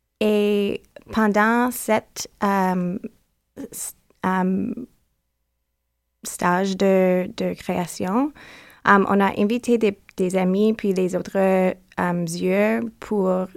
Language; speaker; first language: French; non-native, learner; English